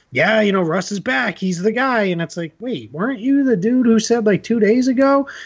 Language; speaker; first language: English; native; English